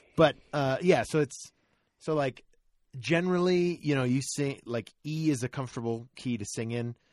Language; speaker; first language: English; native; English